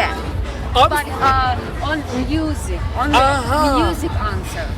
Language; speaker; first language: English; non-native, learner; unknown